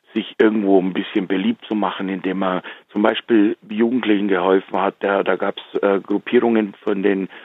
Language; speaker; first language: German; early bilingual, heritage; Slovak